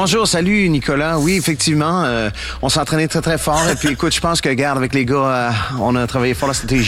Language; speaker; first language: French; native; French